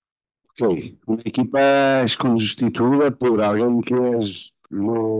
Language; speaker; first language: Spanish; non-native, fluent; Portuguese